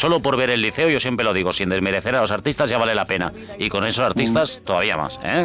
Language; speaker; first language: Spanish; native; Spanish